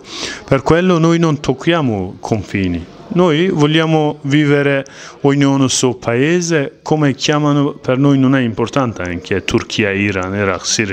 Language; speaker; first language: Italian; non-native, learner; Kurdish